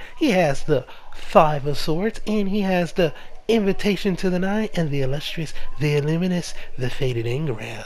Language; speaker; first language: English; native; English